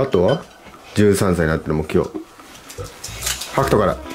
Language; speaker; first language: Japanese; native; Japanese